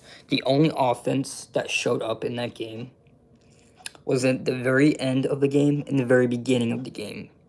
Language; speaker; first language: English; native; English